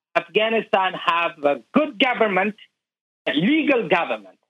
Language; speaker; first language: English; non-native, learner; Persian